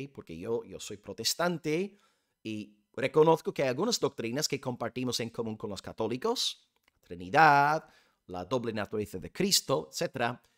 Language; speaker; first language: Spanish; non-native, fluent; English